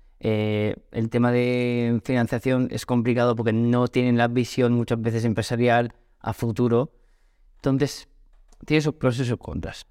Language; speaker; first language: Spanish; early bilingual, other home language; Portuguese